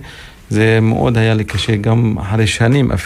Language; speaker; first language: Hebrew; non-native, local second language; Arabic